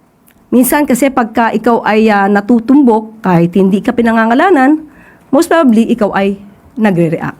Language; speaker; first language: Filipino; native; Filipino